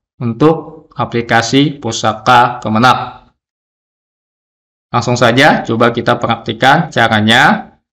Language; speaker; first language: Indonesian; native; Indonesian